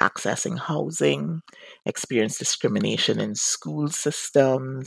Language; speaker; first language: English; native; English